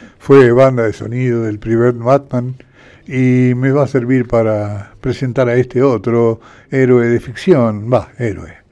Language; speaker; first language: Spanish; native; Spanish